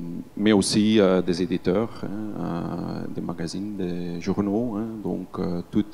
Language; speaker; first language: French; non-native, local second language; Dutch